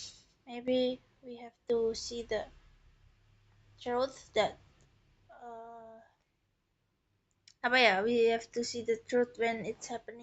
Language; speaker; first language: English; non-native, learner; Indonesian